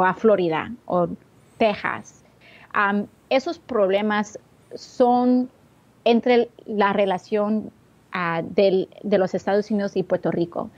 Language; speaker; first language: Spanish; early bilingual, heritage; Spanish